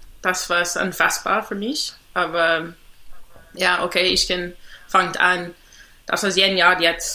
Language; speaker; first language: German; non-native, learner; English